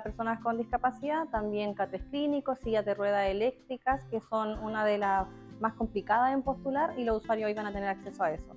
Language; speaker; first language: Spanish; native; Spanish